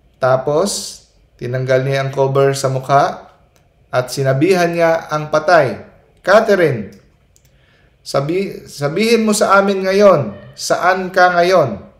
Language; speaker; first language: Filipino; non-native, local second language; Cebuano